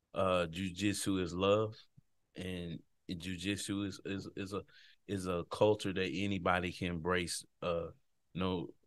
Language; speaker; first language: English; native; English